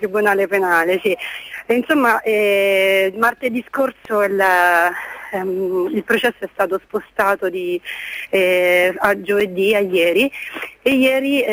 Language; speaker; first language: Italian; native; Italian